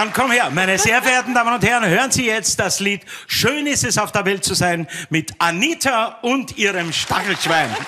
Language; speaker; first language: German; native; German